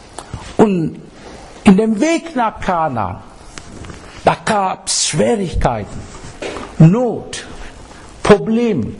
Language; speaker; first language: German; non-native, fluent; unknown